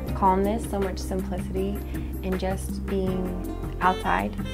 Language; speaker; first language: English; native; English